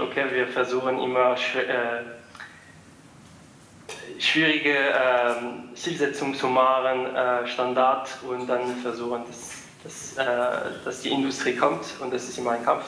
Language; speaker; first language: German; non-native, fluent; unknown